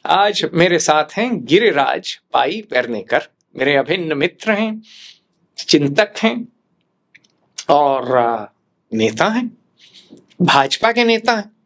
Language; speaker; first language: Hindi; native; Hindi